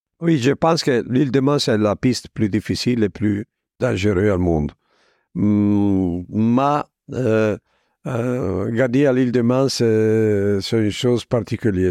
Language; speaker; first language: French; non-native, fluent; Italian